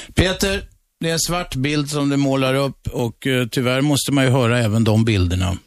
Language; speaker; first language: Swedish; native; Swedish